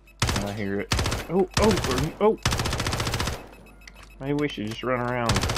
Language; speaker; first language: English; native; English